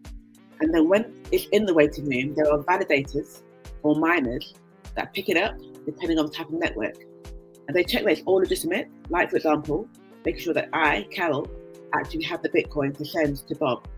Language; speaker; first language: English; native; English